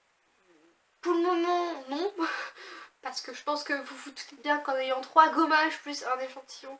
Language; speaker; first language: French; native; French